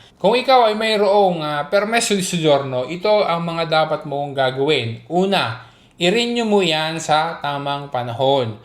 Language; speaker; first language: Filipino; native; Filipino